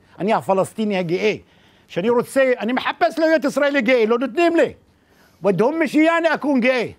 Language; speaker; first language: Hebrew; non-native, local second language; Arabic